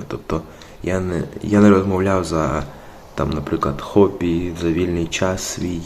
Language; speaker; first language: Ukrainian; native; Ukrainian